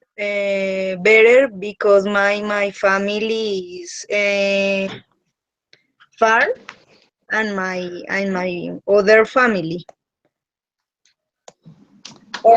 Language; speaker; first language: English; non-native, learner; Spanish